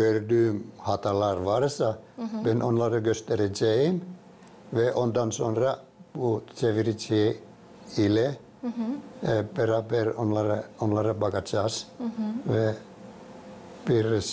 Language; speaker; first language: Turkish; non-native, fluent; Finnish